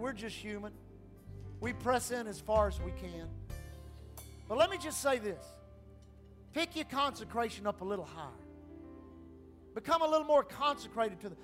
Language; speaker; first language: English; native; English